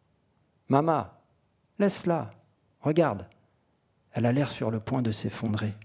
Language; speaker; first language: French; native; French